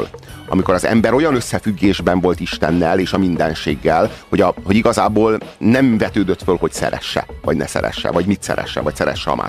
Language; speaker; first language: Hungarian; native; Hungarian